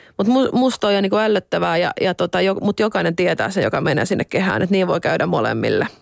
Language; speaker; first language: Finnish; non-native, local second language; Swedish